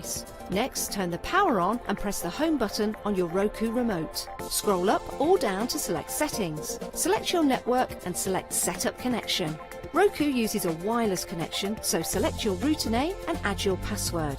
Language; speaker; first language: English; native; English